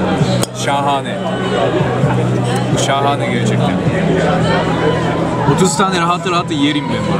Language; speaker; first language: Turkish; non-native, fluent; Japanese